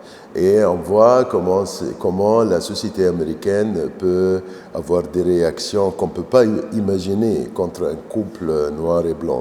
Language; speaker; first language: French; non-native, fluent; Arabic